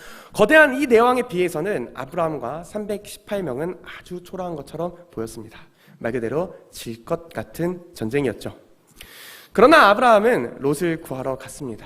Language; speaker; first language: Korean; native; Korean